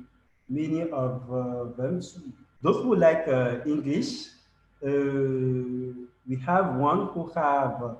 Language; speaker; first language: English; non-native, learner; French